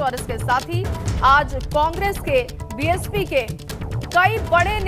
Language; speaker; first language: Hindi; native; Hindi